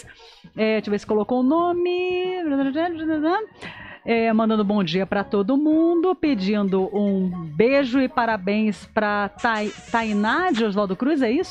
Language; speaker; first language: Portuguese; native; Portuguese